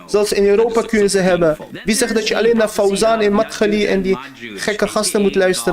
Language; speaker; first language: Dutch; early bilingual, other home language; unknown